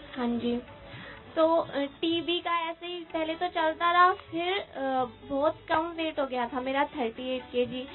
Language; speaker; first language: Hindi; native; Hindi